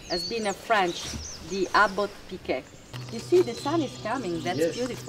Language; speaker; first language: English; non-native, fluent; Italian